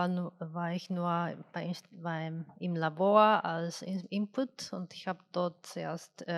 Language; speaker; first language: German; non-native, fluent; Japanese